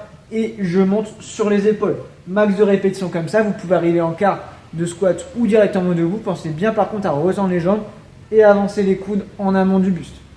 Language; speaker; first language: French; native; French